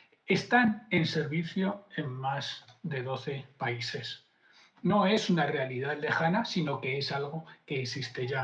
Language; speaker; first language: Spanish; native; Spanish